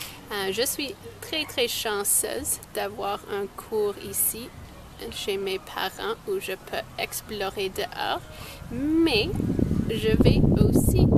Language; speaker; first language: French; non-native, local second language; English